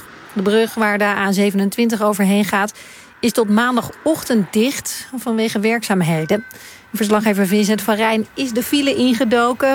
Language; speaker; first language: Dutch; native; Dutch